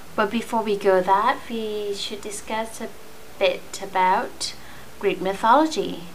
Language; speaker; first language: English; non-native, fluent; Thai